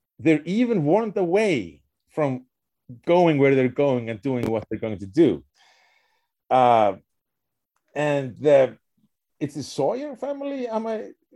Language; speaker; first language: English; non-native, fluent; Icelandic